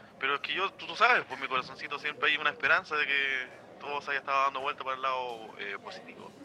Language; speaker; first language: Spanish; native; Spanish